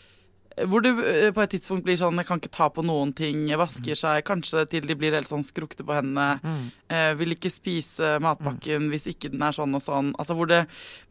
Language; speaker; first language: Norwegian; native; Norwegian